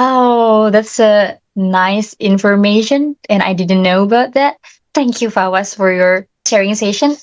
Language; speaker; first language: English; non-native, learner; Indonesian